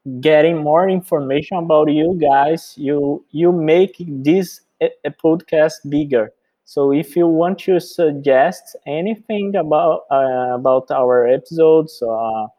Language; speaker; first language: English; non-native, fluent; Portuguese